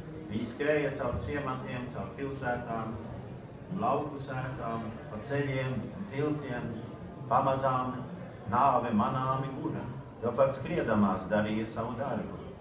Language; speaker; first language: Latvian; early bilingual, heritage; Latvian